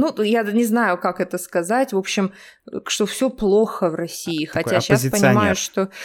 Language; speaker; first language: Russian; native; Russian